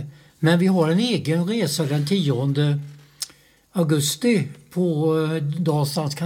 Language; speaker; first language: Swedish; native; Swedish